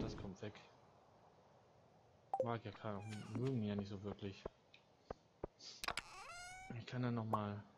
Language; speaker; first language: German; native; German